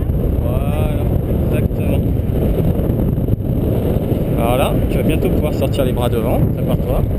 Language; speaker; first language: French; native; French